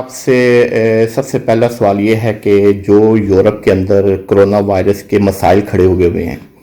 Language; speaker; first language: Urdu; native; Urdu